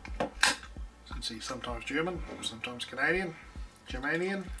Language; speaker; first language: English; native; English